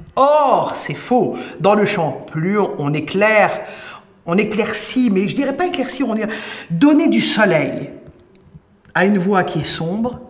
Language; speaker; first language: French; native; French